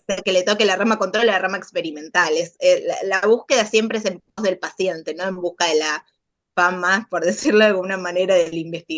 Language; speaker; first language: Spanish; native; Spanish